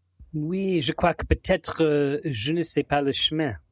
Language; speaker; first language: French; non-native, fluent; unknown